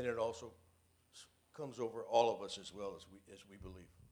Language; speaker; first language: English; native; English